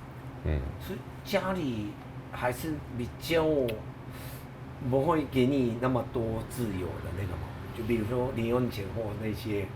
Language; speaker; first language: Chinese; non-native, fluent; Japanese